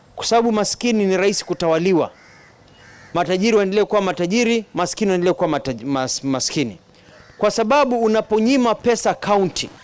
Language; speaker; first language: Swahili; non-native, local second language; Kamba